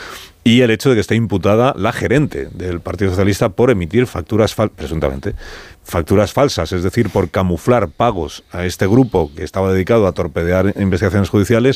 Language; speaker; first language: Spanish; native; Spanish